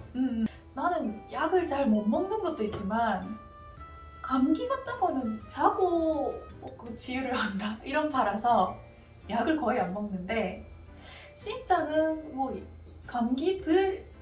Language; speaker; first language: Korean; non-native, fluent; Japanese